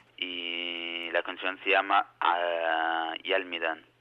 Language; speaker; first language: Spanish; non-native, learner; Arabic